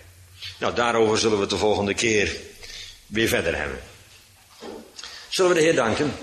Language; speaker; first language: Dutch; native; Dutch